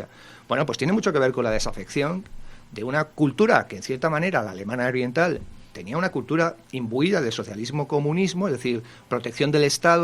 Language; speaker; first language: Spanish; native; Spanish